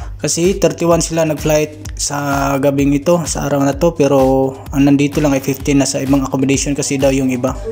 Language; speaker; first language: Filipino; non-native, local second language; Cebuano